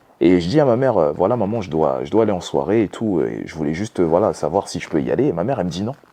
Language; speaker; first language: French; early bilingual, other home language; Lingala